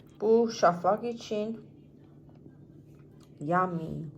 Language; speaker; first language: Turkish; non-native, learner; Persian